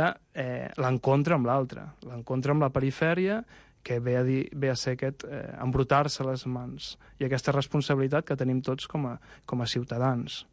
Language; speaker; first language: Catalan; native; Catalan